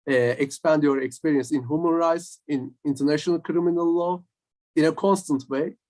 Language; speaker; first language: English; non-native, fluent; Turkish